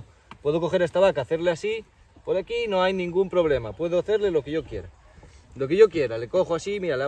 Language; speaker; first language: Spanish; native; Spanish